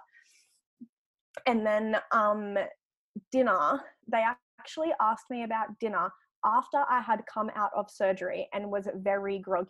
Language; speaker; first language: English; native; English